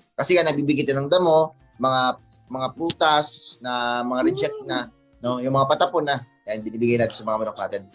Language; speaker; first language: Filipino; non-native, local second language; Cebuano